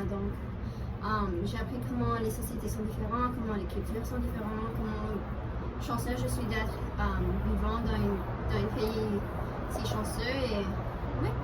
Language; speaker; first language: French; non-native, learner; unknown